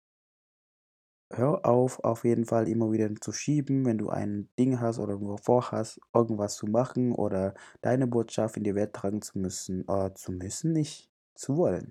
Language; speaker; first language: German; non-native, fluent; Indonesian